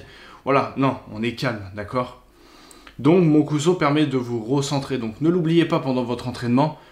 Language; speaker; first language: French; native; French